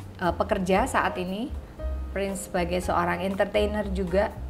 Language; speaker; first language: Indonesian; native; Indonesian